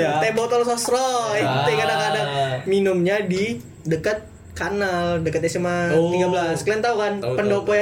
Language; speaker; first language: Indonesian; native; Indonesian